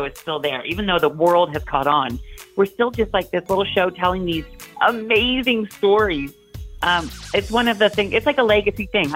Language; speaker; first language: English; native; English